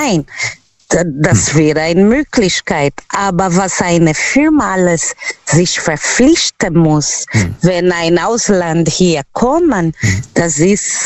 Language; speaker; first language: German; non-native, learner; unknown